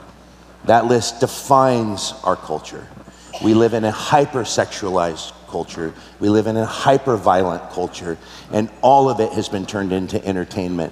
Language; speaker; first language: English; native; English